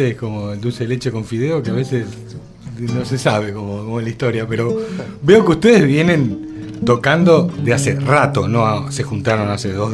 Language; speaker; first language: Spanish; native; Spanish